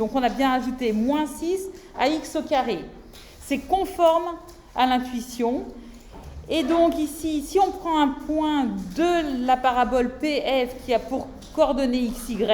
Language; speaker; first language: French; native; French